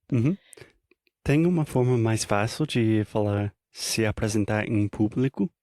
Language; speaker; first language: Portuguese; non-native, fluent; English